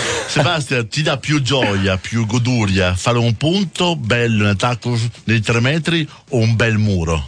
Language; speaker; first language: Italian; native; Italian